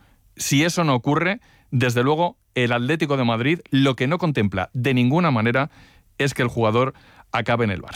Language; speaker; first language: Spanish; native; Spanish